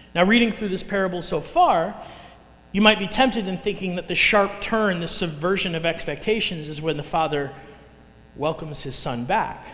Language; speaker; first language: English; native; English